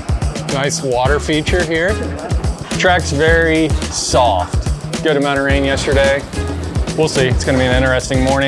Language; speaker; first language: English; native; English